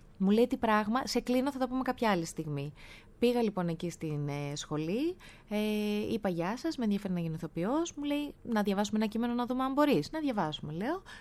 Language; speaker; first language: Greek; native; Greek